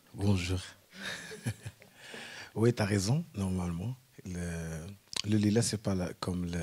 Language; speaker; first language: French; non-native, learner; Arabic